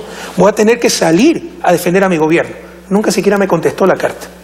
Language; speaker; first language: Spanish; native; Spanish